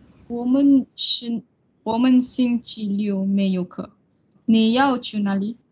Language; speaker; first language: Chinese; non-native, learner; Malay